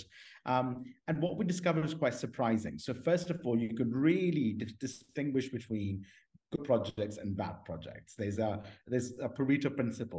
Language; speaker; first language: English; non-native, local second language; Urdu